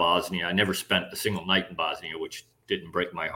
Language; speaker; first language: English; native; English